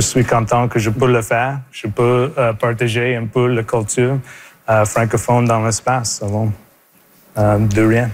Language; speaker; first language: French; non-native, local second language; English